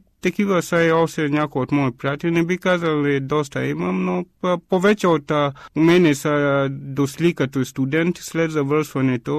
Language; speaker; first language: Bulgarian; non-native, fluent; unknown